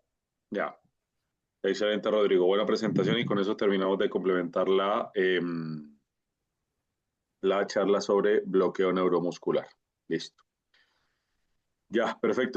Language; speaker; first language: Spanish; native; Spanish